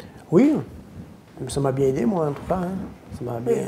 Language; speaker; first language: French; native; French